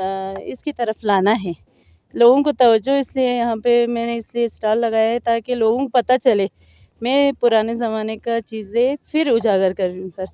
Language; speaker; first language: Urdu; non-native, local second language; Balti